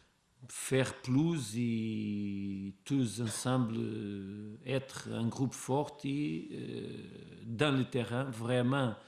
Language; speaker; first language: French; non-native, learner; Portuguese